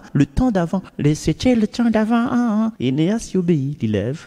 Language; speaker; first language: French; non-native, local second language; Réunion Creole French